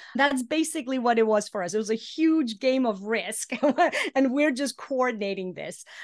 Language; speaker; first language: English; early bilingual, heritage; Icelandic